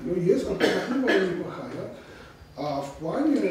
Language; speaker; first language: Polish; non-native, learner; Russian